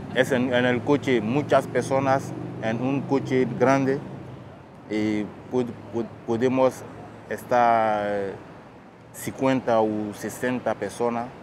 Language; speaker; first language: Spanish; non-native, learner; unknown